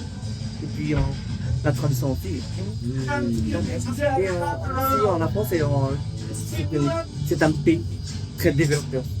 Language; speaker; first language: French; non-native, learner; Japanese